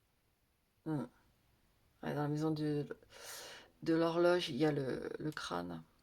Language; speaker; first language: French; native; French